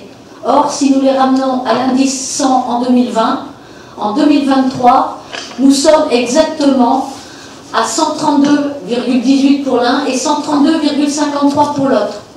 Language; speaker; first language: French; native; French